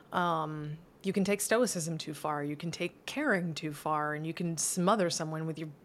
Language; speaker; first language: English; native; English